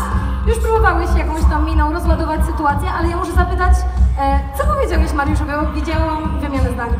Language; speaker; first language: Polish; native; Polish